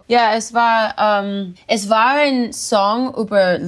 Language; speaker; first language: German; non-native, learner; English